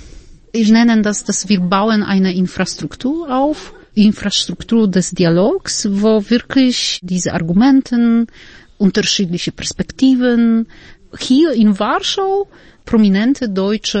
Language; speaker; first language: German; non-native, fluent; Polish